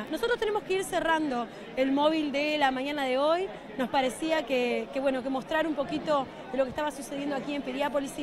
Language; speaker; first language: Spanish; native; Spanish